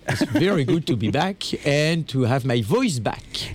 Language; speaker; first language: English; non-native, fluent; French